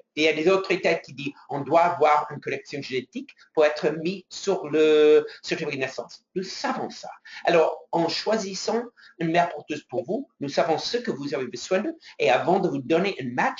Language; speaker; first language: French; non-native, fluent; English